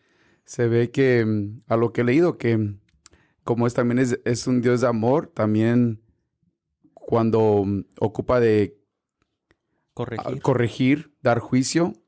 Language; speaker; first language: Spanish; early bilingual, heritage; Spanish